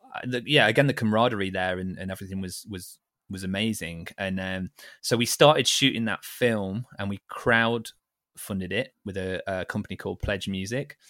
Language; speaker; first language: English; native; English